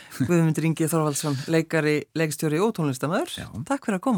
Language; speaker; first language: Icelandic; native; Icelandic